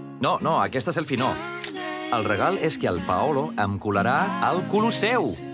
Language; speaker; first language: Catalan; non-native, fluent; Icelandic